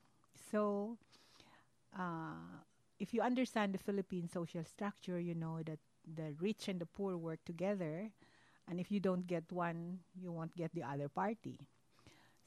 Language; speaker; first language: English; non-native, local second language; Hiligaynon